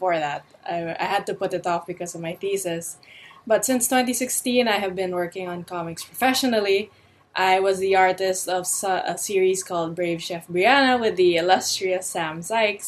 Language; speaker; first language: English; non-native, local second language; Filipino